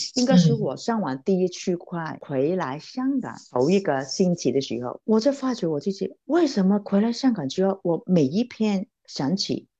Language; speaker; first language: Chinese; non-native, local second language; Cantonese